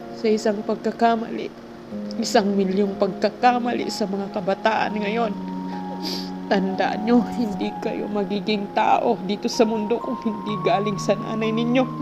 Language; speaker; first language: Filipino; non-native, local second language; Cebuano